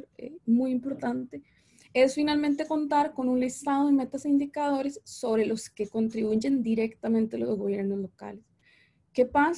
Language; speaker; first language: Spanish; native; Spanish